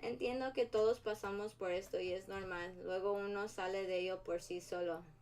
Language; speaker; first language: Spanish; early bilingual, heritage; Spanish